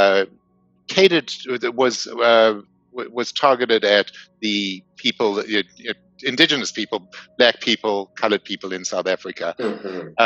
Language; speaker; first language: English; native; English